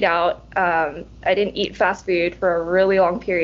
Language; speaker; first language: English; early bilingual, other home language; Cantonese